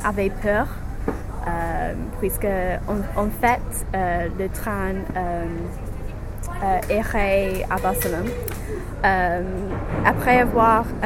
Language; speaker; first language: French; non-native, learner; English